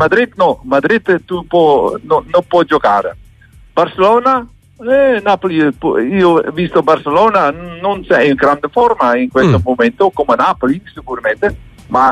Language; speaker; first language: Italian; non-native, learner; Dutch